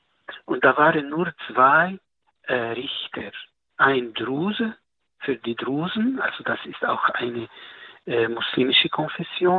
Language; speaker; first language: German; non-native, learner; Arabic